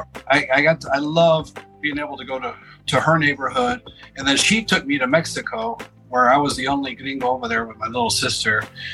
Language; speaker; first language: English; early bilingual, other home language; Spanish